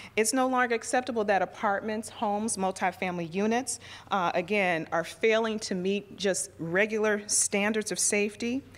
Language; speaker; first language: English; native; English